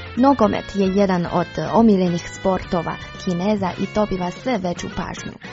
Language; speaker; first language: Croatian; non-native, fluent; Chinese